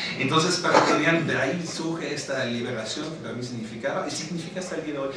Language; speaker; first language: Spanish; non-native, fluent; German